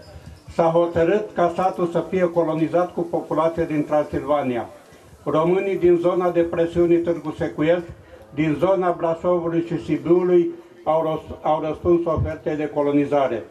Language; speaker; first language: Romanian; native; Romanian